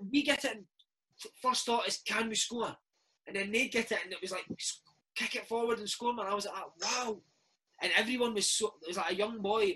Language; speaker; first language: English; native; English